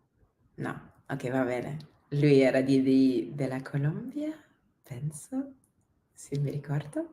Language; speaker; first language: Italian; non-native, learner; English